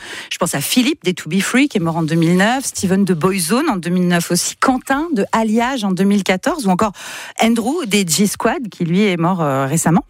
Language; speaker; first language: French; native; French